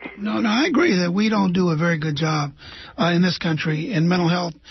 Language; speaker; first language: English; native; English